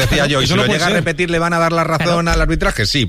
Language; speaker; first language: Spanish; native; Spanish